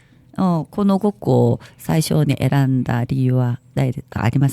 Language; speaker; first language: Japanese; non-native, learner; Korean